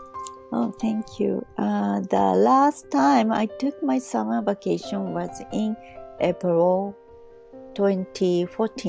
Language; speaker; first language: English; non-native, learner; Japanese